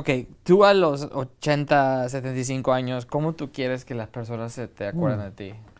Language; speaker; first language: Spanish; early bilingual, heritage; Spanish